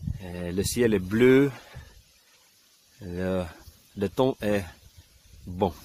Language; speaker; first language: French; non-native, learner; Ukrainian